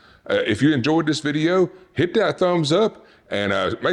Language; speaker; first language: English; native; English